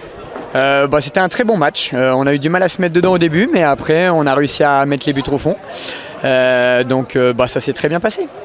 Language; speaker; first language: French; native; French